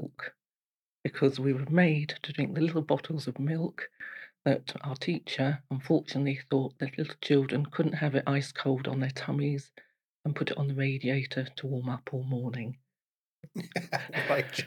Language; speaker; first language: English; native; English